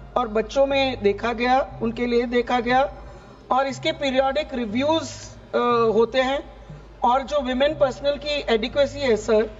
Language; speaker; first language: Hindi; non-native, local second language; Gujarati